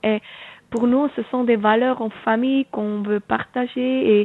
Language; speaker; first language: French; non-native, local second language; Swiss German